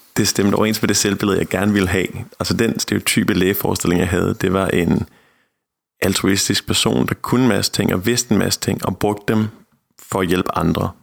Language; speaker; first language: Danish; native; Danish